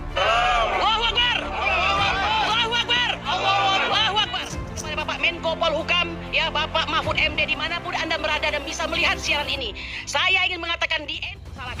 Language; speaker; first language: Indonesian; native; Indonesian